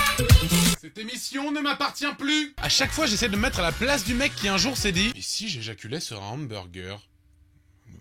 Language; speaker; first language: French; native; French